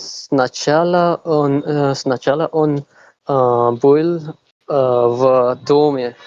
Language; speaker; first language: Russian; non-native, learner; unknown